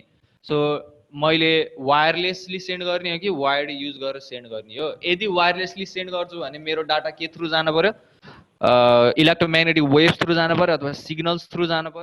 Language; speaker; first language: Nepali; native; Nepali